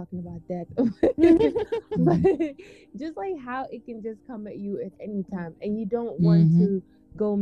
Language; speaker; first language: English; non-native, local second language; Wolof